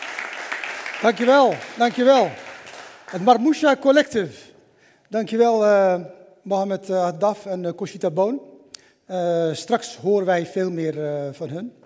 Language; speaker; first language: Dutch; native; Dutch